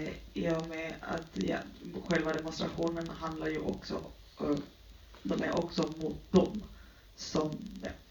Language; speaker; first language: Swedish; early bilingual, other home language; Spanish